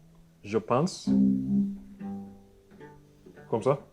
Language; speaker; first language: French; non-native, fluent; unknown